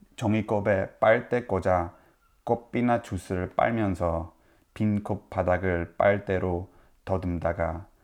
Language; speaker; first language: Korean; non-native, fluent; Dutch